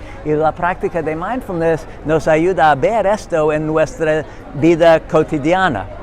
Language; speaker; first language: Spanish; non-native, learner; English